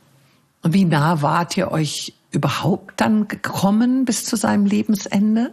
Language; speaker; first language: German; native; German